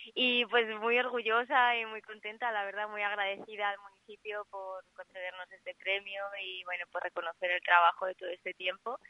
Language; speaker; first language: Spanish; native; Spanish